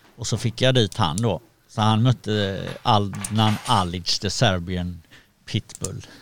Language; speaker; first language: Swedish; native; Swedish